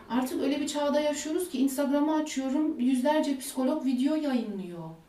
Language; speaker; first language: Turkish; early bilingual, heritage; Turkish